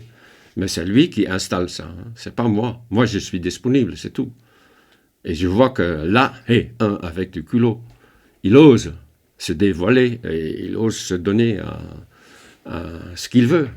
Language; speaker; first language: French; non-native, fluent; Dutch